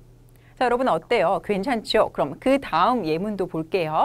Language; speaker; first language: Korean; native; Korean